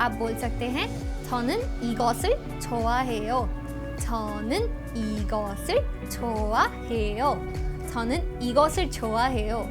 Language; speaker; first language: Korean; non-native, fluent; Hindi